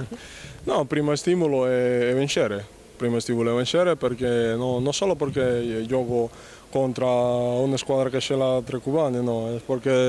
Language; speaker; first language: Italian; non-native, learner; Spanish